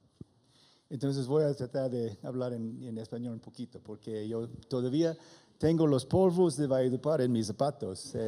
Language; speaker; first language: Spanish; non-native, learner; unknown